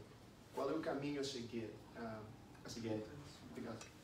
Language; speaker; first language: Portuguese; non-native, fluent; English